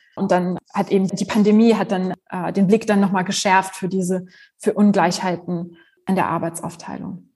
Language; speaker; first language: German; native; German